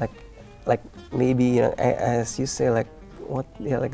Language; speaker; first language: English; non-native, fluent; Indonesian